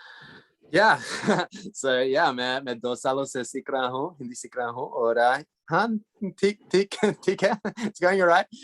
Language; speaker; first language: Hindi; non-native, learner; English